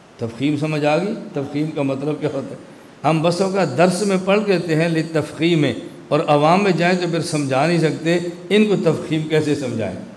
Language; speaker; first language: Urdu; non-native, local second language; Punjabi